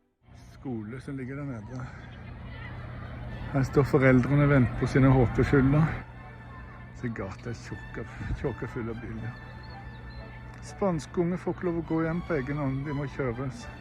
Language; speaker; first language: Norwegian; native; Norwegian